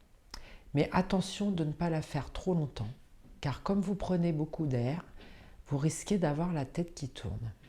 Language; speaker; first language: French; native; French